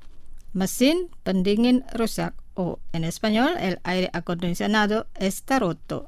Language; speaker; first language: Spanish; non-native, fluent; Indonesian